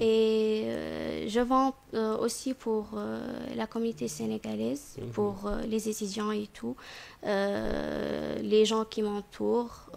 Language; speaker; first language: French; non-native, fluent; Arabic